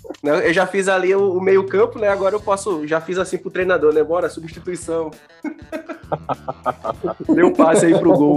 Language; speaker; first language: Portuguese; native; Portuguese